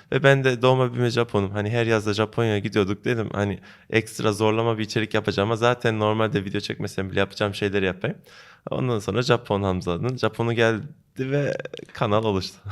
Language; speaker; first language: Turkish; early bilingual, heritage; Turkish